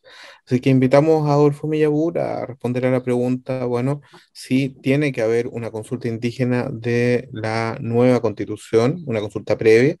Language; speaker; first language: Spanish; native; Spanish